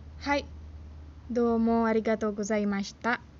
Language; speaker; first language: Japanese; non-native, learner; Indonesian